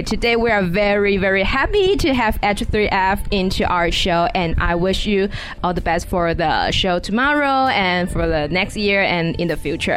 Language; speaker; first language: English; non-native, fluent; Chinese